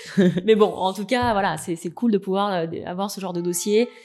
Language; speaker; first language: French; native; French